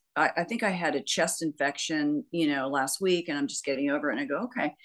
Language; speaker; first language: English; native; English